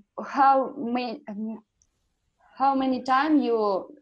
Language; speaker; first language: English; non-native, learner; Russian